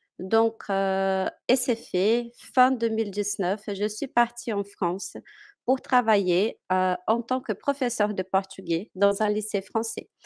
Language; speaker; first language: French; non-native, fluent; Portuguese